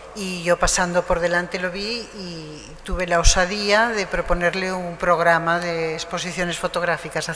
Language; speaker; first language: Spanish; native; Spanish